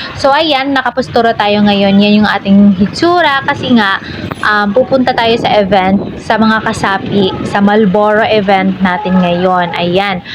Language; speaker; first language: Filipino; non-native, local second language; Cebuano